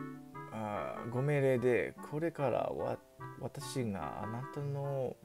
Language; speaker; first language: Japanese; non-native, learner; English